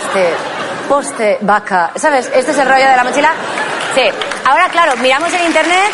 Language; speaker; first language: Spanish; native; Spanish